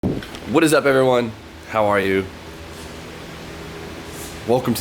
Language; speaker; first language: English; native; English